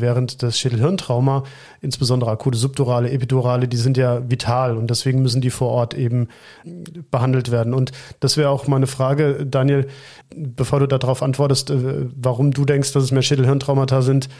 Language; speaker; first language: German; native; German